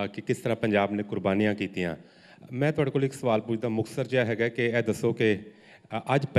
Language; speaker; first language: Hindi; native; Hindi